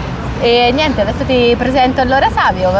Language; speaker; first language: Italian; native; Italian